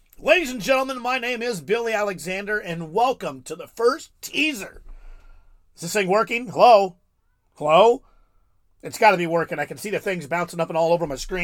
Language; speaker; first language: English; native; English